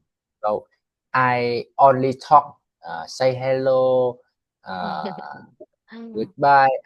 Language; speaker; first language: English; non-native, learner; Vietnamese